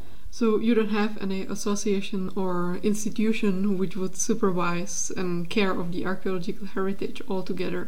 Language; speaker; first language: English; non-native, fluent; Czech